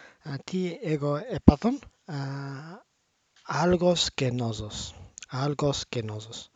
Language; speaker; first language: Greek; non-native, learner; English